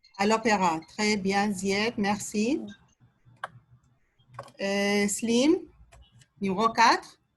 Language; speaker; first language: French; non-native, fluent; Arabic